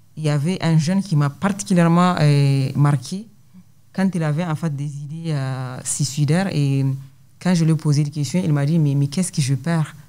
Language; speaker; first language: French; non-native, local second language; Hausa